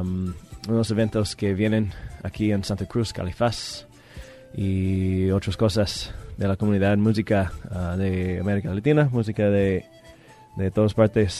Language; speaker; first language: Spanish; non-native, fluent; English